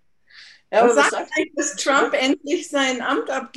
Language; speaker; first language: German; native; German